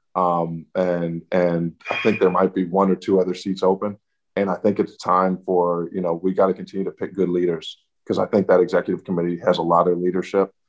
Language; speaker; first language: English; native; English